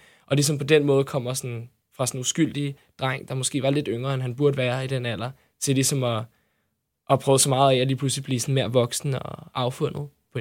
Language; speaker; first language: Danish; native; Danish